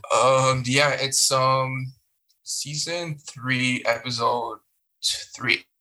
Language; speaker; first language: English; non-native, fluent; French